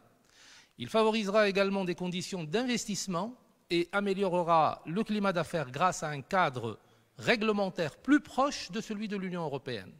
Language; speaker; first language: French; non-native, local second language; Arabic